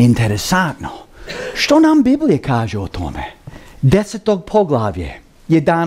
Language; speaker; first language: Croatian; early bilingual, heritage; Croatian